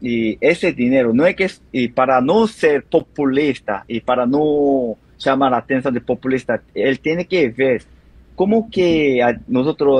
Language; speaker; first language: Spanish; non-native, learner; Korean